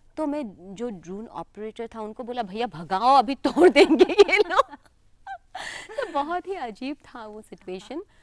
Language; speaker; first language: Hindi; non-native, local second language; Assamese